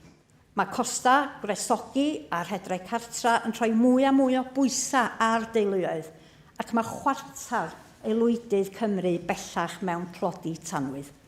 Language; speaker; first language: Welsh; native; Welsh